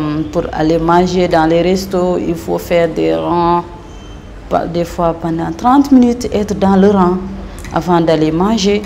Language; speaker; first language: French; non-native, local second language; Wolof